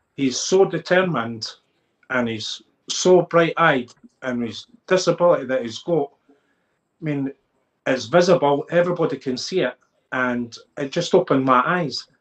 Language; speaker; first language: English; native; English